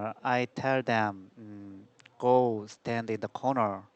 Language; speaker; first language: English; non-native, learner; Korean